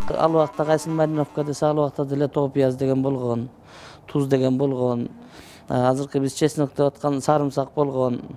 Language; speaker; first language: Kyrgyz; native; Kyrgyz